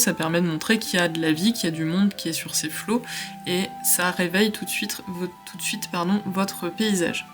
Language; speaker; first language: French; native; French